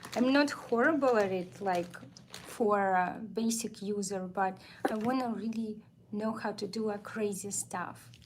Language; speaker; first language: English; non-native, fluent; Russian